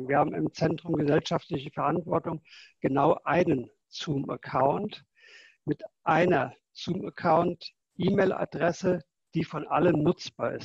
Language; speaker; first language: German; native; German